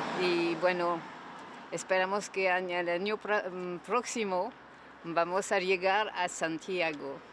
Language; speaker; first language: Spanish; non-native, learner; French